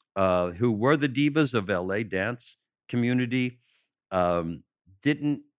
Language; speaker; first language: English; native; English